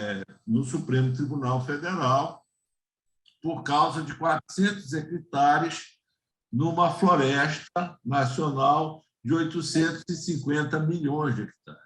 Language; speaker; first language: Portuguese; native; Portuguese